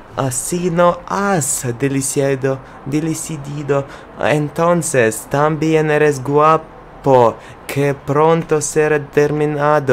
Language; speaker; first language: Spanish; non-native, learner; Russian